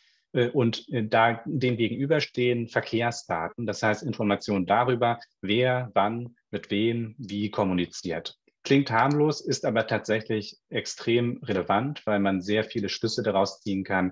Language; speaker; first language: German; native; German